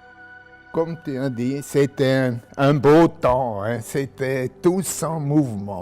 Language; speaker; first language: French; non-native, local second language; German